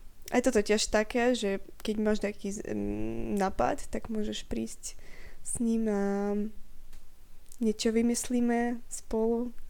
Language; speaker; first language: Slovak; non-native, fluent; Russian